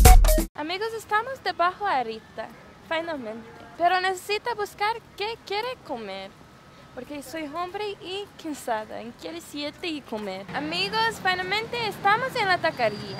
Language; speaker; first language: Spanish; non-native, learner; English